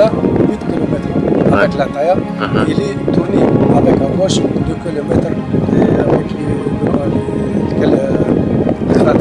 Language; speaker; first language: French; non-native, learner; Arabic